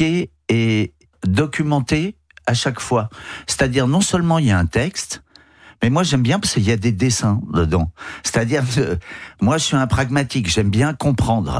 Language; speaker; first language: French; native; French